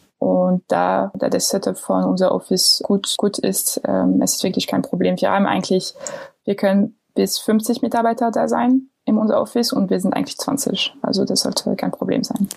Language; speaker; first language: German; non-native, fluent; French